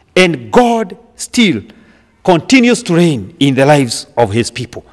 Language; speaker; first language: English; non-native, local second language; Swahili